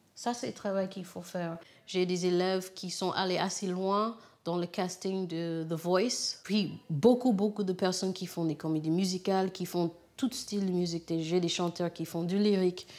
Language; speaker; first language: French; non-native, fluent; English